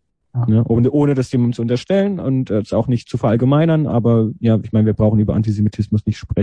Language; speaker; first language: German; early bilingual, other home language; Hebrew